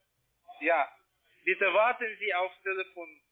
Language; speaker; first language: German; non-native, learner; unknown